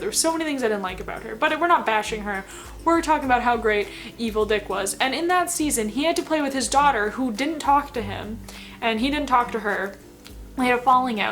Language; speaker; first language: English; native; English